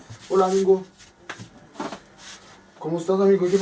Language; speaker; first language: Spanish; non-native, learner; Haitian Creole